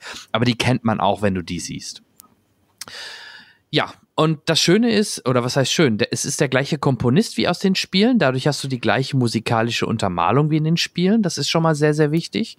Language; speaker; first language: German; native; German